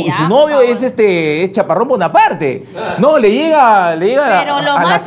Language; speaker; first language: Spanish; native; Spanish